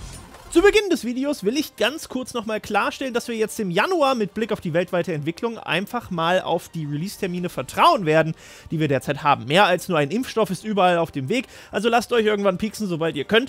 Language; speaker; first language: German; native; German